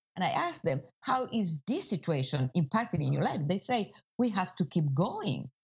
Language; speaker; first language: English; non-native, fluent; Spanish